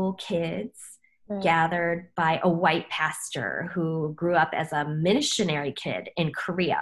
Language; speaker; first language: English; early bilingual, other home language; Korean